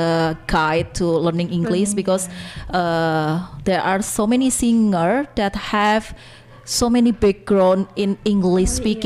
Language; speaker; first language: English; non-native, learner; Indonesian